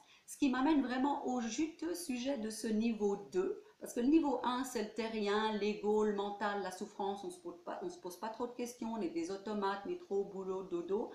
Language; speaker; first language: French; native; French